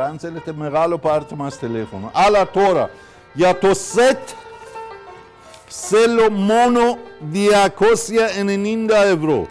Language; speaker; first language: Greek; non-native, fluent; Persian